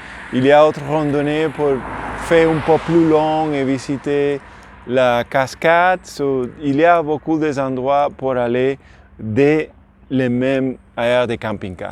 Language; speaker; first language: French; non-native, fluent; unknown